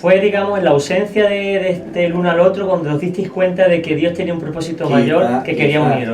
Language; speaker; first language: Spanish; native; Spanish